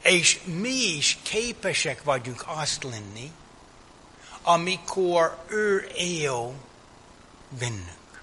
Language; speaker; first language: Hungarian; non-native, fluent; English